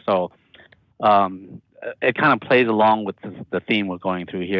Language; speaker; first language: English; native; English